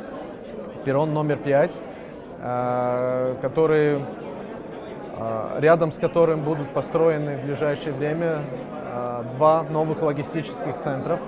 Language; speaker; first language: Russian; non-native, local second language; Latvian